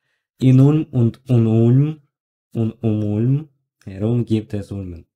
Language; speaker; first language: German; non-native, learner; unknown